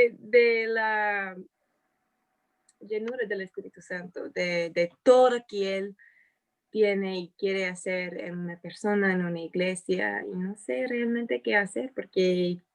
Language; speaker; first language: Spanish; non-native, fluent; English